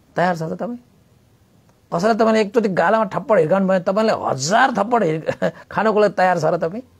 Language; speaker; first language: Nepali; non-native, local second language; Newari